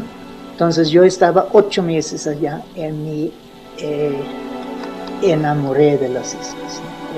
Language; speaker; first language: Spanish; non-native, fluent; Swedish